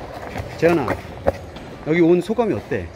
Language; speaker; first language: Korean; native; Korean